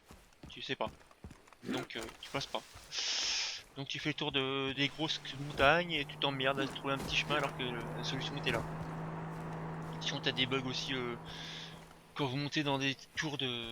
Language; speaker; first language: French; native; French